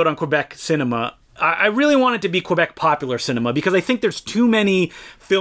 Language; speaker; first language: English; non-native, fluent; French